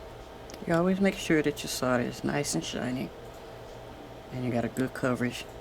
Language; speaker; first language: English; native; English